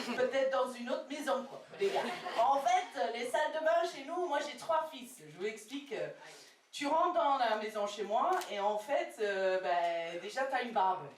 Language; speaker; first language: French; non-native, fluent; English